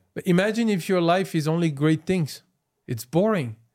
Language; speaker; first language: English; non-native, fluent; French